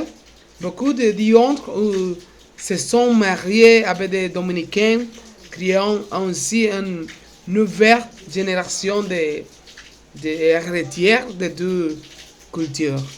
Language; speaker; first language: French; non-native, learner; Spanish